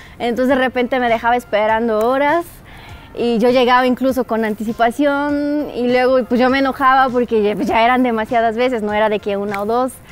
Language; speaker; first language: Spanish; non-native, fluent; Bulgarian